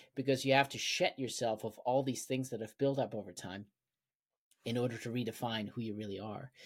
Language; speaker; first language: English; non-native, fluent; German